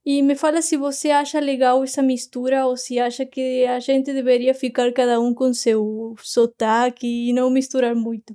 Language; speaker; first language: Portuguese; non-native, fluent; Spanish